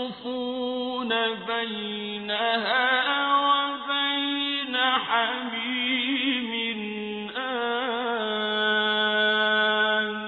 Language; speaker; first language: Arabic; native; Arabic